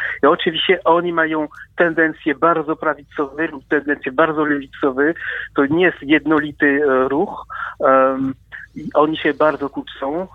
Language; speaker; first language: Polish; non-native, fluent; French